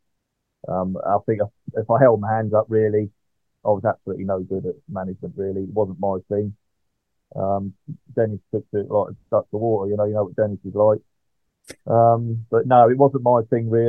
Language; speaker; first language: English; native; English